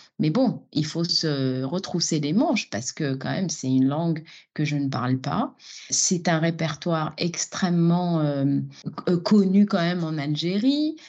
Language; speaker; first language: French; non-native, local second language; Arabic